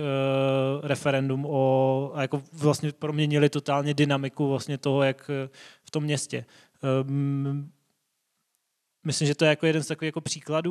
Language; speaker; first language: Czech; native; Czech